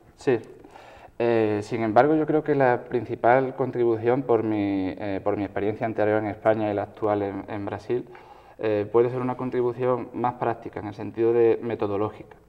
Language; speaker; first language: Spanish; native; Spanish